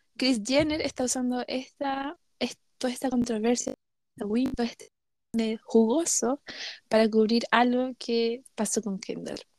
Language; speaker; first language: Spanish; native; Spanish